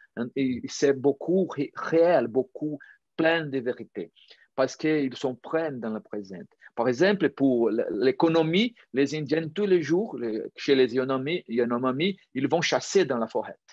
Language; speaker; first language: French; non-native, fluent; Portuguese